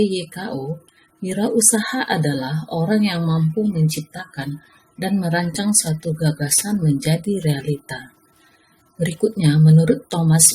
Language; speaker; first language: Indonesian; native; Indonesian